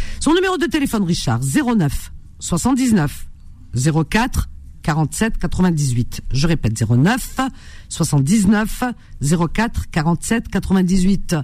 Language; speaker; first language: French; native; French